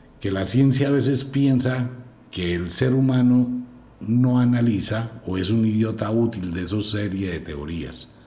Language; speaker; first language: Spanish; native; Spanish